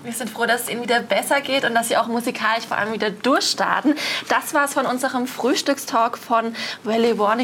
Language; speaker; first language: German; native; German